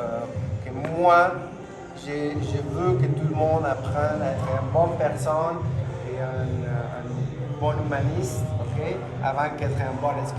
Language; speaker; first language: French; non-native, fluent; Spanish